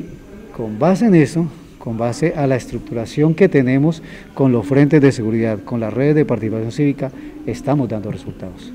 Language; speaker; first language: Spanish; native; Spanish